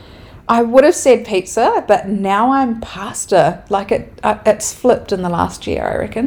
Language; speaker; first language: English; native; English